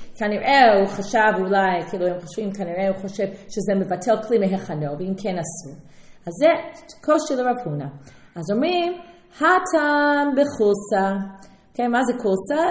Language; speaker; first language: Hebrew; non-native, fluent; English